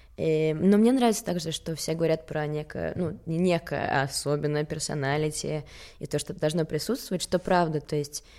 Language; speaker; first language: Russian; early bilingual, other home language; Swedish